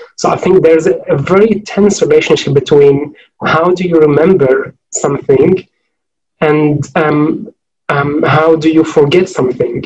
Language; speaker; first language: English; non-native, fluent; Arabic